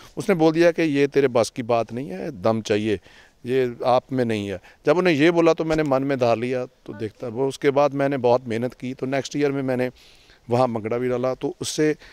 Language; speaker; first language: Hindi; non-native, local second language; Punjabi